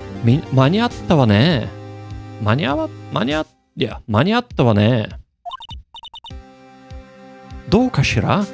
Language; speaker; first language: Japanese; non-native, learner; English